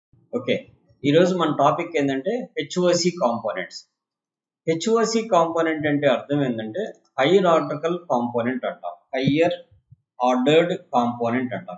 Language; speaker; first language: Telugu; native; Telugu